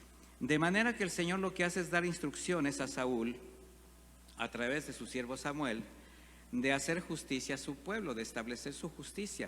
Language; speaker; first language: Spanish; native; Spanish